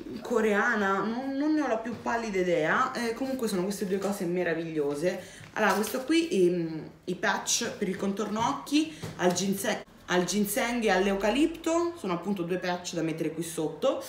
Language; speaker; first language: Italian; native; Italian